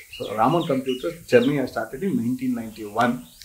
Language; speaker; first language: English; non-native, local second language; Kannada